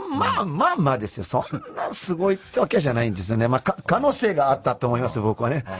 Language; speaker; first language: Japanese; non-native, fluent; Portuguese